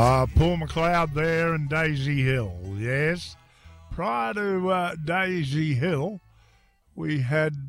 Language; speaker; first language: English; native; English